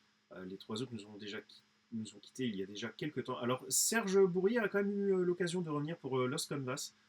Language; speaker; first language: French; native; French